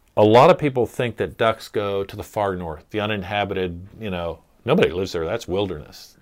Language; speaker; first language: English; native; English